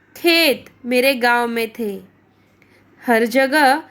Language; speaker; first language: Hindi; non-native, local second language; Marathi